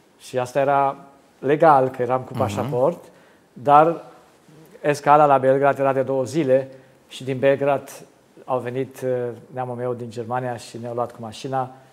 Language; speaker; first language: Romanian; non-native, local second language; German